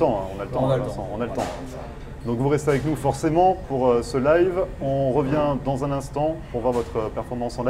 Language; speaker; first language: French; native; French